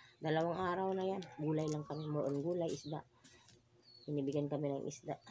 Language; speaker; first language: Filipino; non-native, local second language; Cebuano